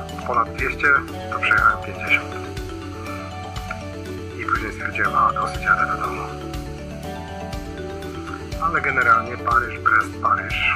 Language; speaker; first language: Polish; native; Polish